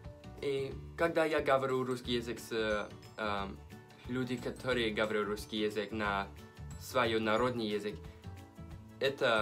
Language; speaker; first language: Russian; non-native, learner; English